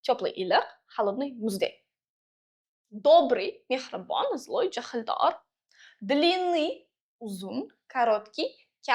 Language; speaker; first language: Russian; non-native, local second language; Uzbek